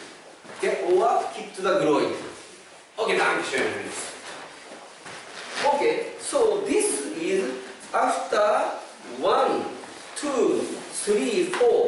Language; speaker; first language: English; non-native, fluent; Japanese